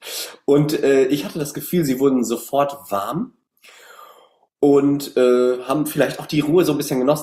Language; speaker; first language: German; native; German